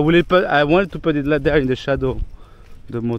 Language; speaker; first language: English; non-native, learner; French